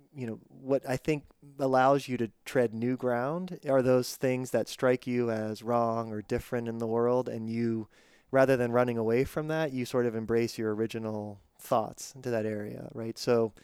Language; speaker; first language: English; native; English